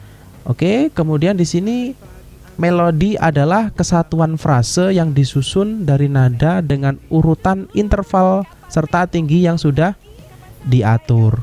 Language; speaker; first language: Indonesian; native; Indonesian